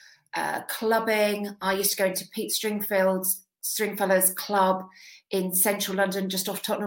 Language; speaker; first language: English; native; English